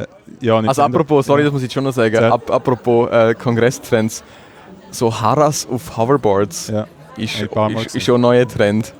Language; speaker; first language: German; native; German